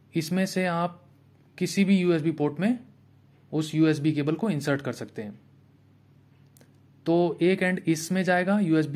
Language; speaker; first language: Hindi; native; Hindi